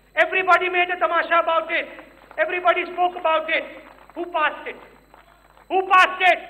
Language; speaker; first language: English; non-native, local second language; Hindi